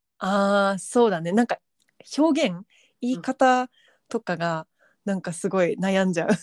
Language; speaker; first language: Japanese; native; Japanese